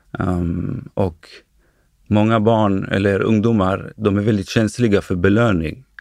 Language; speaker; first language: Swedish; early bilingual, other home language; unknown